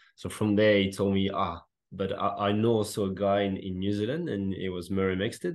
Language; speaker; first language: English; non-native, fluent; French